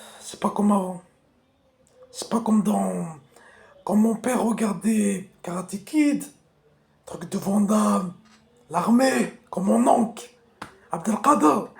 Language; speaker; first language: French; non-native, local second language; Kabyle